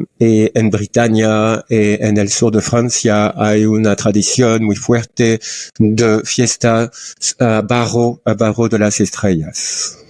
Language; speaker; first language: Spanish; non-native, learner; French